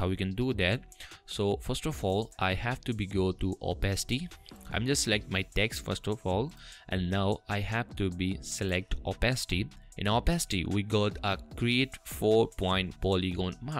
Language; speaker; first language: English; non-native, fluent; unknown